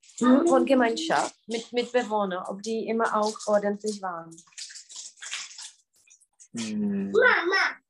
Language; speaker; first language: German; non-native, fluent; Czech